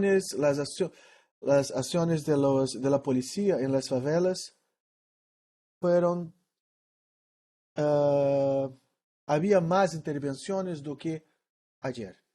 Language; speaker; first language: Spanish; non-native, learner; Portuguese